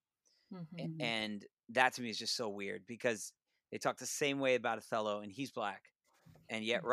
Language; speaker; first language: English; native; English